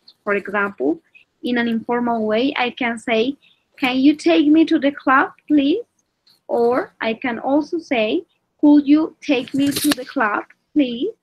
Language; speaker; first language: English; non-native, learner; Spanish